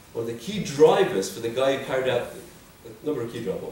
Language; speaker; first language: English; native; English